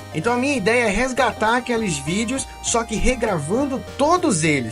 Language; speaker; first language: Portuguese; native; Portuguese